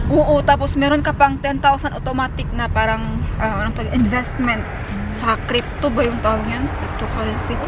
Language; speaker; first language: Filipino; non-native, local second language; Cebuano